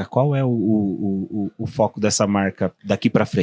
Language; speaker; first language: Portuguese; native; Portuguese